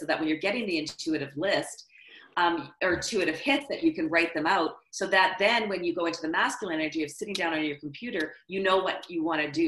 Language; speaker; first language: English; native; English